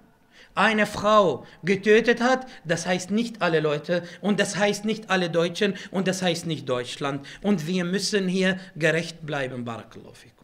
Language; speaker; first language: German; non-native, fluent; Arabic